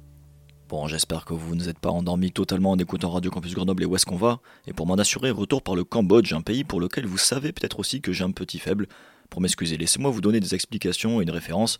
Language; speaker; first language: French; native; French